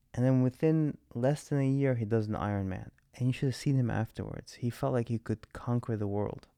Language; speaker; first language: English; native; English